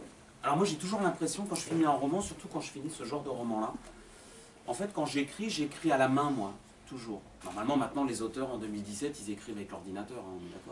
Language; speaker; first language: French; native; French